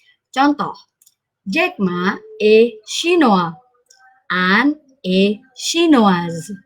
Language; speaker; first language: French; non-native, fluent; Indonesian